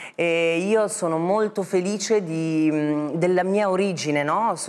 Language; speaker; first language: Italian; native; Italian